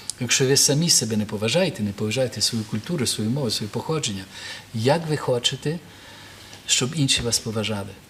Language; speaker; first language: Ukrainian; early bilingual, heritage; Ukrainian